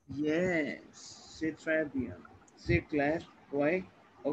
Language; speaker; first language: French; non-native, fluent; Hindi